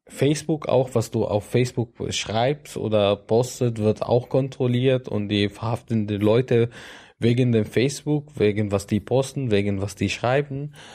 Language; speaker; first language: German; non-native, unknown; Arabic